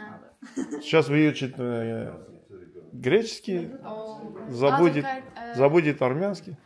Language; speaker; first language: Russian; non-native, fluent; Armenian